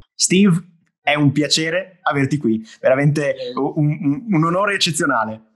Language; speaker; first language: Italian; native; Italian